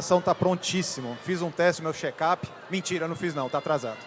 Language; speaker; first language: Portuguese; native; Portuguese